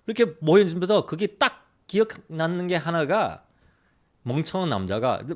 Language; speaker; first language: Korean; early bilingual, heritage; Korean